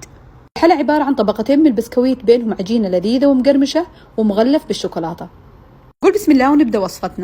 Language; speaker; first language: Arabic; native; Arabic